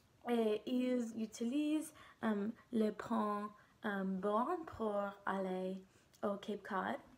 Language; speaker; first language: French; non-native, learner; English